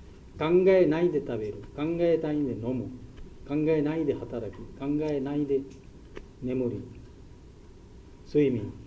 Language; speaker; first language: Japanese; non-native, learner; Bangla